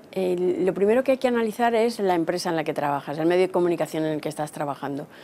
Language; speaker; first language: Spanish; native; Spanish